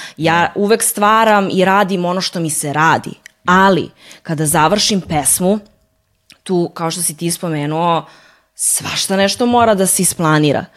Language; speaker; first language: Serbian; early bilingual, heritage; Serbian